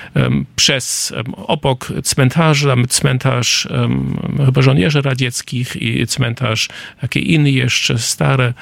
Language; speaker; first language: Polish; non-native, fluent; German